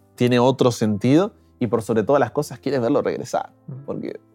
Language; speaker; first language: Spanish; native; Spanish